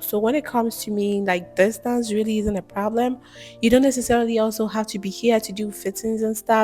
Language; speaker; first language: English; non-native, local second language; Akan